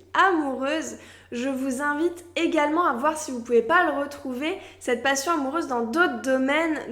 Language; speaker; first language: French; native; French